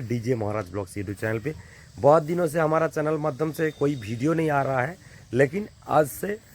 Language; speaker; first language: Hindi; non-native, local second language; Bangla